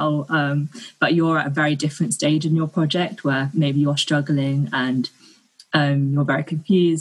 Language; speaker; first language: English; native; English